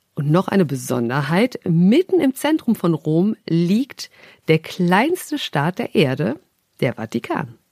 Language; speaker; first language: German; native; German